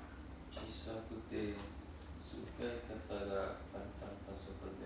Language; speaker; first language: Japanese; non-native, learner; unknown